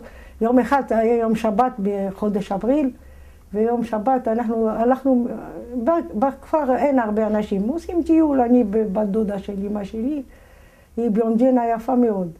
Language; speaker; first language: Hebrew; non-native, fluent; Arabic